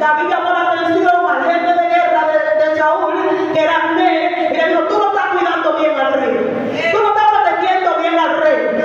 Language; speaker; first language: Spanish; native; Spanish